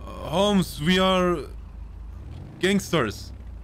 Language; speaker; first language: English; non-native, learner; German